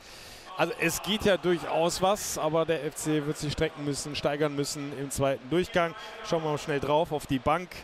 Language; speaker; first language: German; native; German